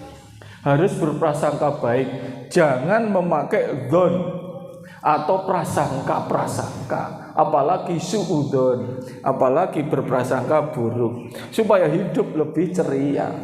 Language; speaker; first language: Indonesian; non-native, local second language; Javanese